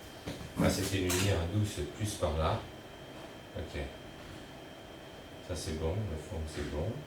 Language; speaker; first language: French; native; French